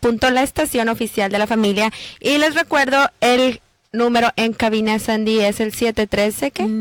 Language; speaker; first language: Spanish; native; Spanish